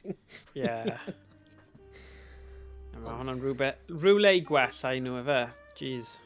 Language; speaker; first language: Welsh; native; Welsh